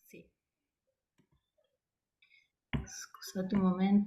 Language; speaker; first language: Italian; non-native, fluent; Spanish